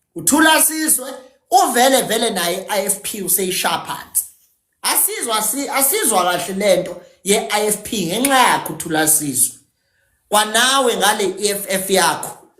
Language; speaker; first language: Zulu; native; Zulu